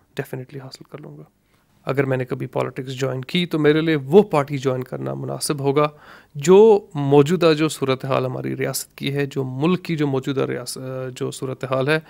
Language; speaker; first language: Urdu; non-native, local second language; Kashmiri